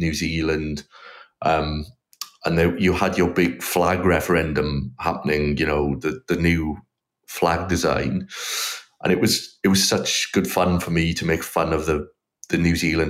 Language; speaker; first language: English; native; English